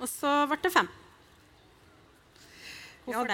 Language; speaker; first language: Norwegian; native; Norwegian